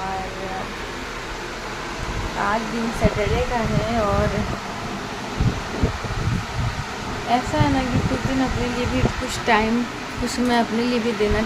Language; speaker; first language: Hindi; native; Hindi